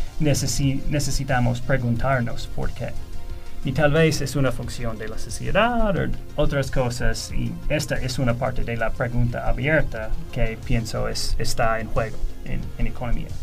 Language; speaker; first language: Spanish; non-native, fluent; English